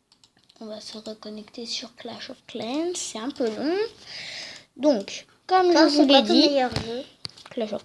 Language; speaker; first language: French; native; French